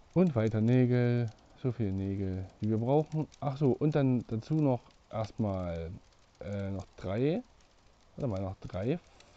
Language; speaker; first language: German; native; German